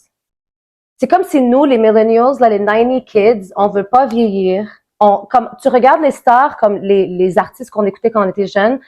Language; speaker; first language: French; native; French